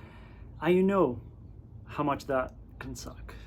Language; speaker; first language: English; native; English